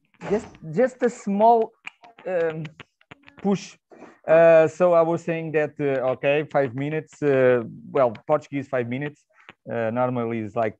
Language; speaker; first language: English; non-native, fluent; Portuguese